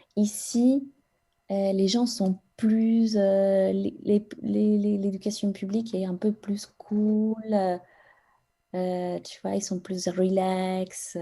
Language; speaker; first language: French; non-native, fluent; Spanish